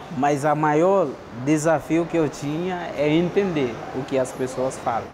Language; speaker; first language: Portuguese; non-native, learner; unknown